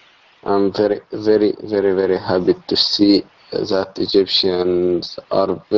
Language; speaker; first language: English; non-native, learner; Arabic